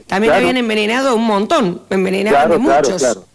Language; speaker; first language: Spanish; native; Spanish